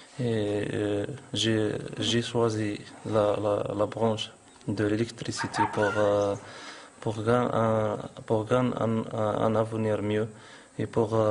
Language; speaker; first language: French; non-native, learner; Arabic